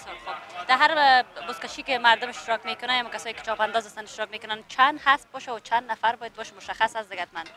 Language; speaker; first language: Persian; native; Persian